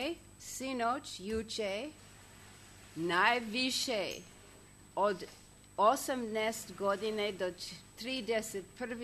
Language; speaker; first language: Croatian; non-native, learner; English